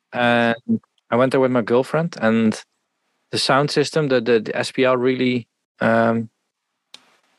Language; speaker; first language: English; non-native, fluent; Dutch